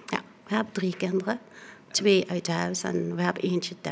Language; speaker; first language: Dutch; non-native, fluent; Arabic